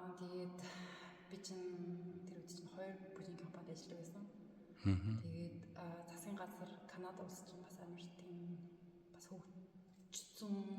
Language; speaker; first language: Mongolian; early bilingual, heritage; Mongolian